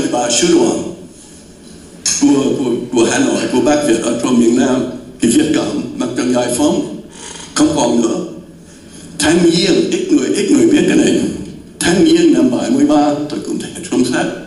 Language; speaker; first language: Vietnamese; non-native, fluent; English